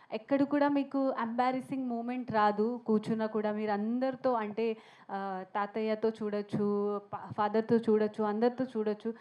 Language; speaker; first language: Telugu; non-native, learner; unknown